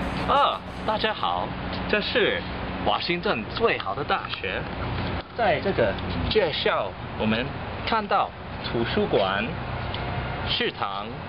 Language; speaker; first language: Chinese; non-native, learner; English